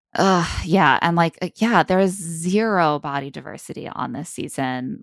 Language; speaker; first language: English; native; English